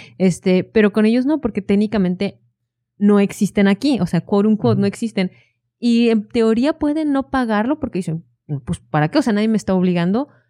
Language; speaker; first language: Spanish; native; Spanish